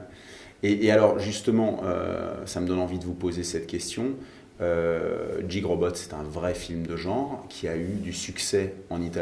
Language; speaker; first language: French; native; French